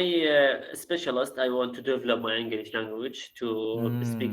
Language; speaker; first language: English; non-native, learner; Arabic